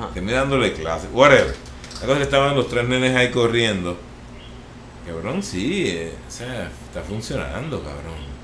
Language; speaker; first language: Spanish; native; Spanish